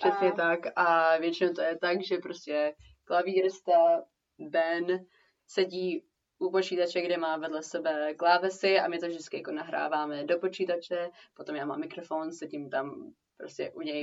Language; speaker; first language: Czech; early bilingual, heritage; Czech